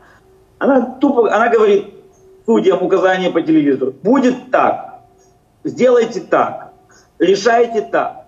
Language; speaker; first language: Russian; native; Russian